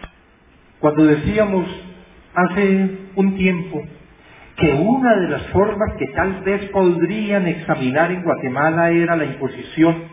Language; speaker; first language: Spanish; native; Spanish